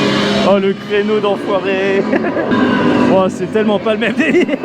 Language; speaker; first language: French; native; French